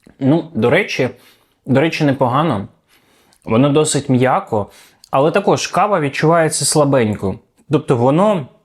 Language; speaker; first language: Ukrainian; native; Ukrainian